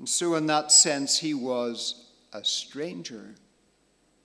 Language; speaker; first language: English; native; English